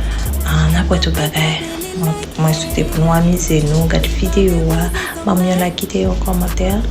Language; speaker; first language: French; non-native, learner; Haitian Creole